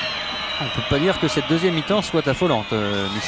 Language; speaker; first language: French; native; French